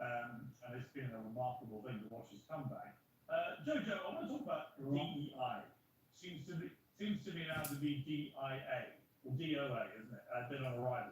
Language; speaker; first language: English; native; English